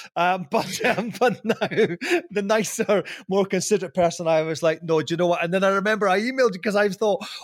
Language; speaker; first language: English; native; English